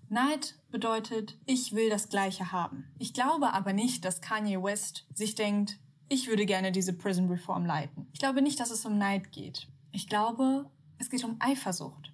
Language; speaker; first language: German; early bilingual, other home language; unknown